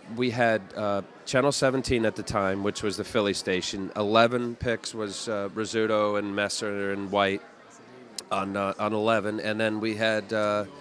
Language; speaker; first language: English; native; English